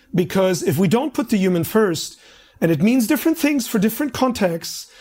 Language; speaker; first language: English; non-native, fluent; German